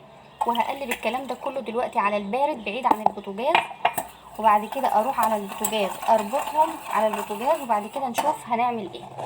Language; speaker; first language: Arabic; native; Arabic